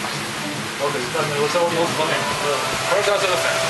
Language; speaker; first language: Hebrew; native; Hebrew